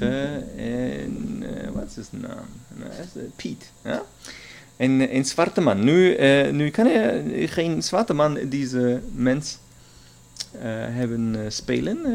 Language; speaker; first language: Dutch; non-native, learner; German